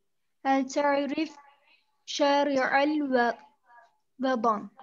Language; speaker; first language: Arabic; non-native, learner; Turkish